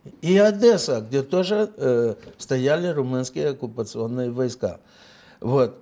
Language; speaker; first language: Russian; native; Russian